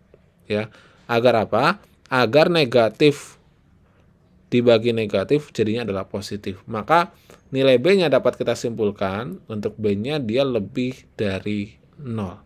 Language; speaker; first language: Indonesian; native; Indonesian